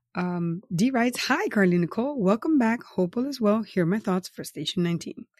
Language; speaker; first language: English; native; English